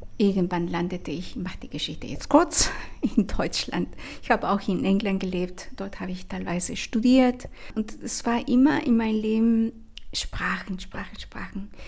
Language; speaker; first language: German; non-native, fluent; Spanish